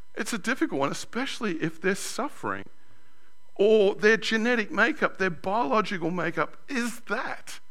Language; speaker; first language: English; native; English